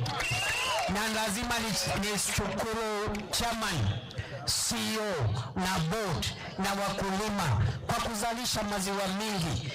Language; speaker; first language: Swahili; non-native, local second language; Meru